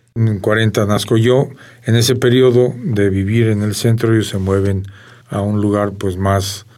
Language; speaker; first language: Spanish; native; Spanish